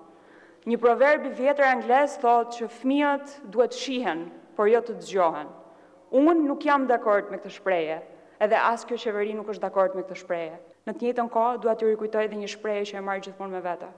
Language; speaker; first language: Albanian; native; Albanian